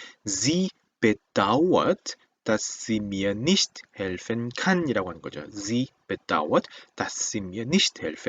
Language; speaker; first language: German; non-native, fluent; Korean